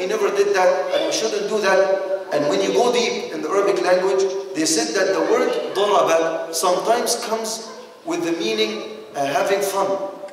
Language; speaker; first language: English; non-native, fluent; Arabic